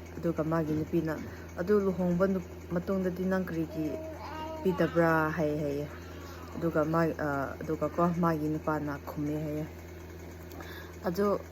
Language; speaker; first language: Manipuri; non-native, local second language; Rongmei Naga